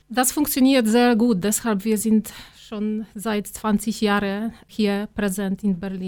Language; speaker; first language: German; non-native, fluent; Polish